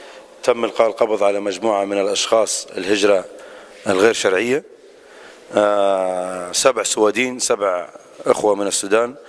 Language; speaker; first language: Arabic; native; Arabic